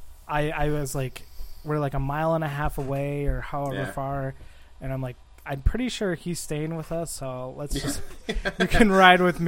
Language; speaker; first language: English; native; English